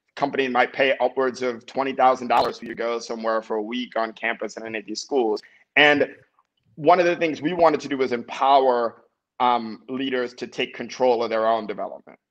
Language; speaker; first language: English; native; English